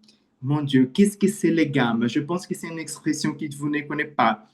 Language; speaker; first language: French; non-native, learner; Portuguese